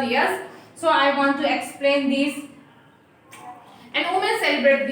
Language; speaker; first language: English; non-native, local second language; Nepali